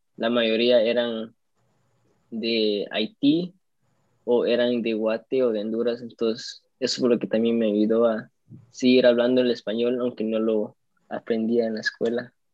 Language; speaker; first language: Spanish; early bilingual, heritage; Spanish